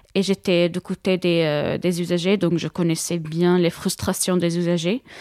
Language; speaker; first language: French; non-native, fluent; Arabic